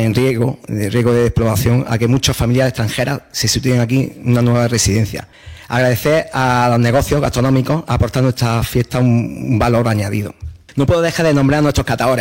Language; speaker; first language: Spanish; native; Spanish